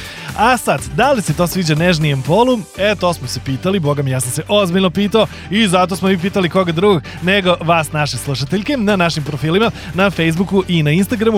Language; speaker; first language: Serbian; native; Serbian